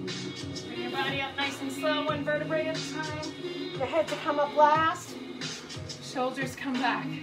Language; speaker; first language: English; native; English